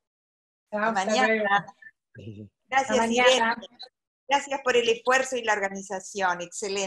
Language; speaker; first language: Spanish; native; Spanish